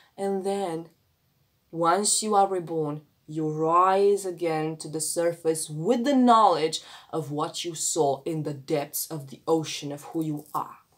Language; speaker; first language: English; non-native, fluent; Romanian